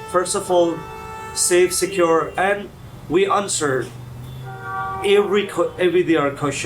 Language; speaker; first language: English; non-native, fluent; Hindi